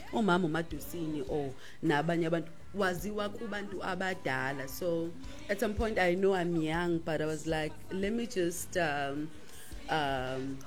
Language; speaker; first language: English; non-native, local second language; Zulu